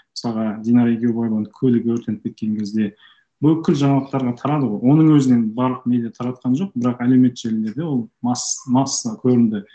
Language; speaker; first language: Kazakh; native; Kazakh